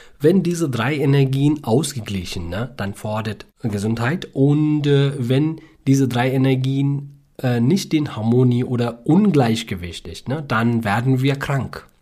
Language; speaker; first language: German; non-native, learner; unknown